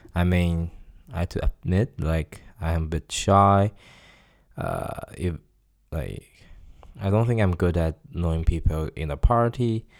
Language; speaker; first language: English; non-native, fluent; Chinese